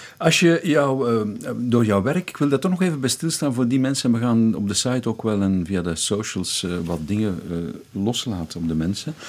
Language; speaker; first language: Dutch; native; Dutch